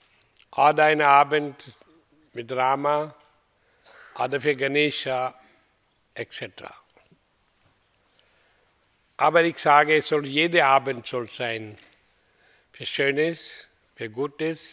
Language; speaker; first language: German; non-native, learner; Hindi